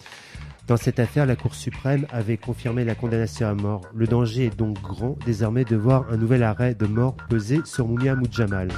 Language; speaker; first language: French; native; French